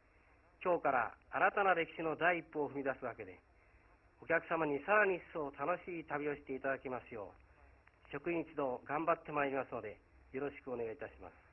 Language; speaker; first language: Japanese; native; Japanese